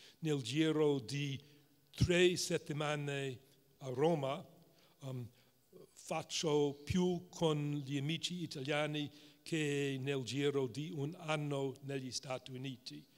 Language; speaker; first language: Italian; non-native, fluent; English